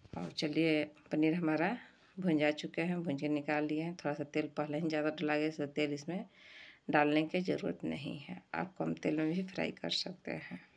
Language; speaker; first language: Hindi; native; Hindi